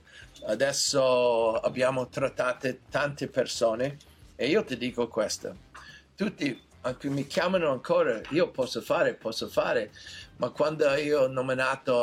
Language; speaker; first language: Italian; non-native, learner; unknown